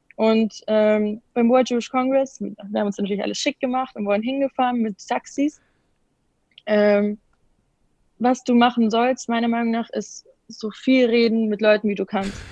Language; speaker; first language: German; native; German